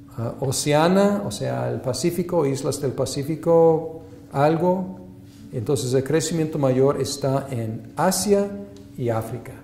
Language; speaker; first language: Spanish; non-native, fluent; English